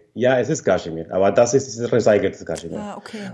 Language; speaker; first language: German; non-native, fluent; Spanish